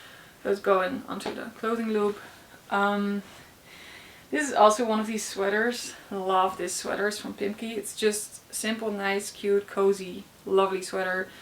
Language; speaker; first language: English; non-native, fluent; Dutch